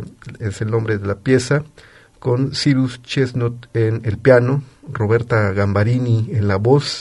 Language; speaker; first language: Spanish; native; Spanish